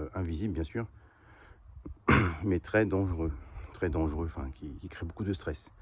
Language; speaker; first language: French; native; French